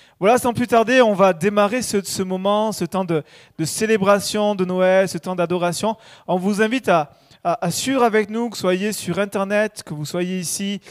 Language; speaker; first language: French; native; French